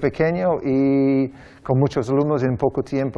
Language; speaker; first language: Spanish; non-native, learner; English